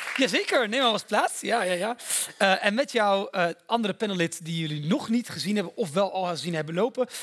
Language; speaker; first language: Dutch; native; Dutch